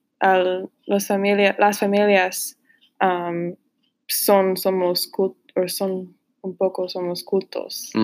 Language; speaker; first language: Spanish; non-native, learner; English